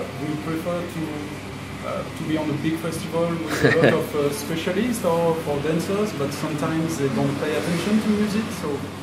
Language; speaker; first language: English; non-native, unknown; French